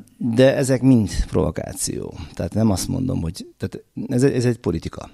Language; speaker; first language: Hungarian; non-native, fluent; Turkish